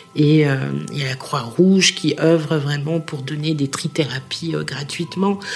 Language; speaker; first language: French; native; French